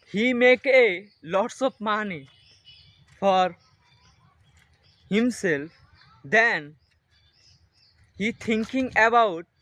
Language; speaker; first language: English; non-native, learner; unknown